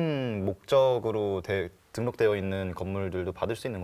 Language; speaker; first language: Korean; native; Korean